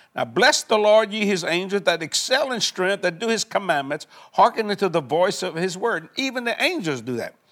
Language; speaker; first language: English; native; English